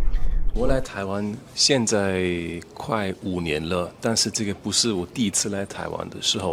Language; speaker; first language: Chinese; non-native, fluent; German